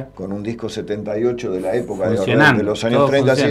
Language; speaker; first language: Spanish; native; Spanish